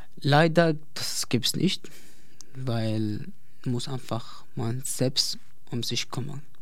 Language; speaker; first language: German; non-native, learner; Arabic